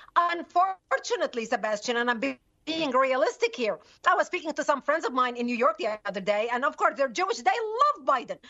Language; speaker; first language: English; non-native, fluent; Arabic